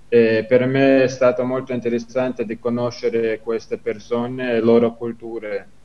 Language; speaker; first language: Italian; non-native, learner; Chechen